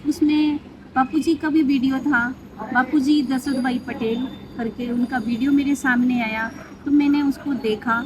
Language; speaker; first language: Hindi; native; Hindi